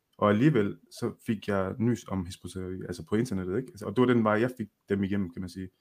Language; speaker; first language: Danish; native; Danish